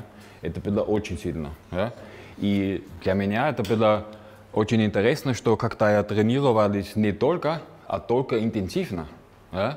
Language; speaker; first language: Russian; non-native, fluent; German